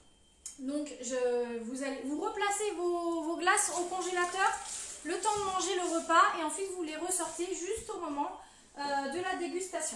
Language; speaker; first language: French; native; French